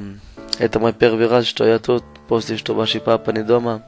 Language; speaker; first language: Russian; non-native, learner; Hebrew